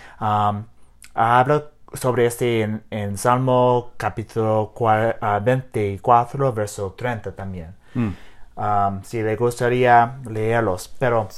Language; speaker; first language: Spanish; non-native, learner; English